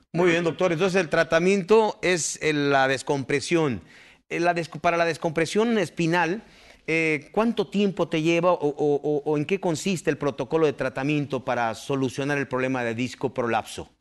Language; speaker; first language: Spanish; native; Spanish